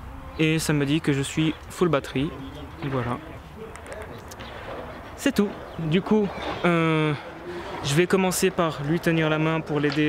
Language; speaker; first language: French; native; French